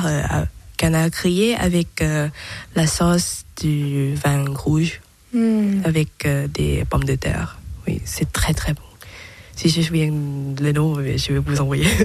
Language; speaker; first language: French; non-native, learner; Thai